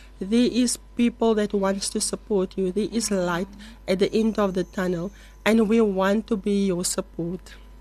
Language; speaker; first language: English; non-native, local second language; Afrikaans